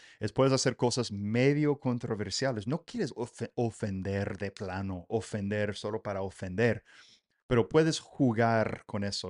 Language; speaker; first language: Spanish; non-native, fluent; English